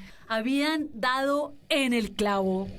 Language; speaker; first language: Spanish; native; Spanish